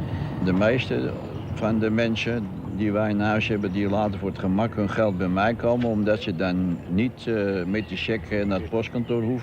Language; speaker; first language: Dutch; native; Dutch